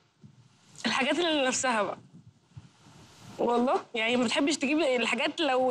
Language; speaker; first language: Arabic; native; Arabic